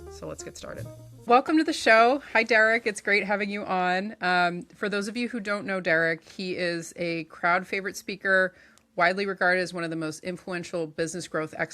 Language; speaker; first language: English; native; English